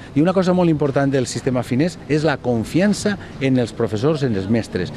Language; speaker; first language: Catalan; native; Catalan